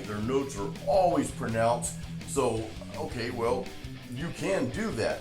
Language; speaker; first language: English; native; English